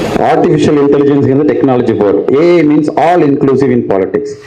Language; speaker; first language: English; non-native, local second language; Tamil